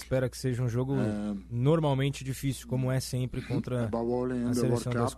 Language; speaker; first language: Portuguese; native; Portuguese